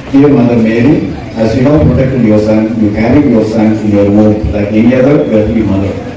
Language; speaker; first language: English; non-native, local second language; Telugu